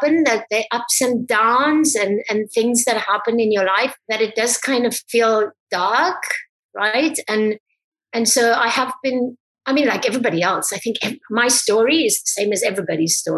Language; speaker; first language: English; native; English